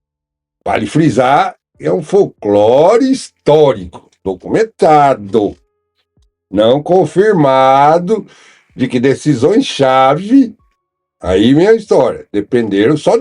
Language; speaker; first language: Portuguese; native; Portuguese